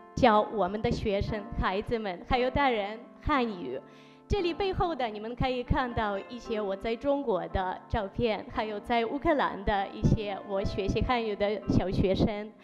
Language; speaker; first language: Chinese; non-native, fluent; Ukrainian